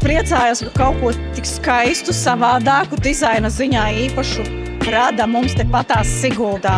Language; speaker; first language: Latvian; native; Latvian